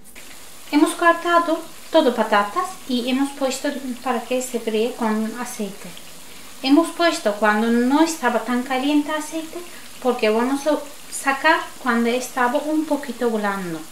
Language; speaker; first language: Spanish; non-native, learner; Turkish